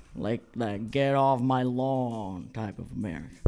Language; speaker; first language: English; non-native, fluent; Italian